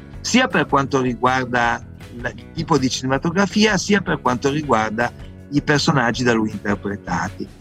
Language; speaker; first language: Italian; native; Italian